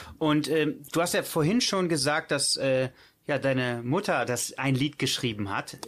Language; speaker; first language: German; early bilingual, other home language; Italian